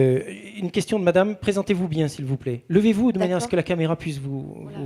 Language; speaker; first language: French; native; French